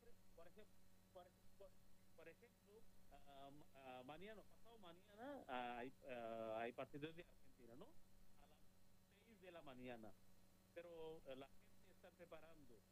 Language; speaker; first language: Spanish; non-native, learner; Bangla